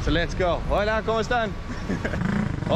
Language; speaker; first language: Spanish; non-native, fluent; English